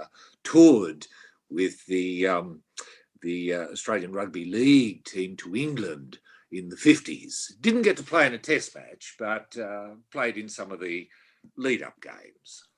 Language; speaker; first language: English; native; English